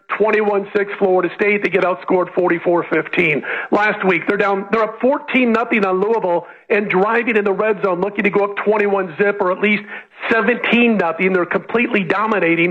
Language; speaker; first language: English; native; English